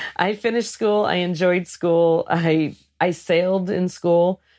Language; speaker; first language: English; native; English